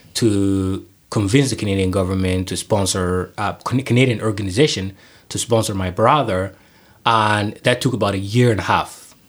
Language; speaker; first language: English; non-native, fluent; Somali